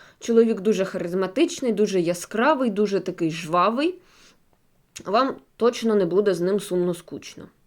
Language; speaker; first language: Ukrainian; non-native, local second language; Russian